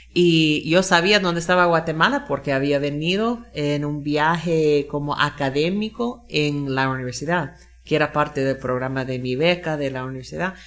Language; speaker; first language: Spanish; non-native, fluent; English